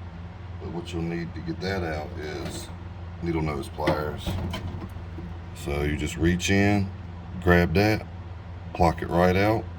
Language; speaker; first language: English; native; English